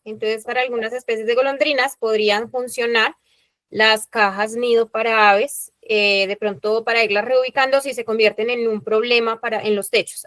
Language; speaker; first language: Spanish; native; Spanish